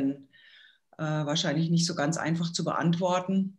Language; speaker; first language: German; native; German